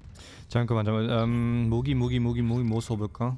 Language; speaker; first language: Korean; non-native, fluent; German